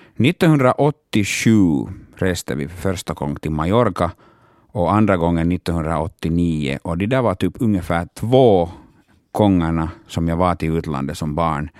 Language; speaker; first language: Swedish; non-native, local second language; Finnish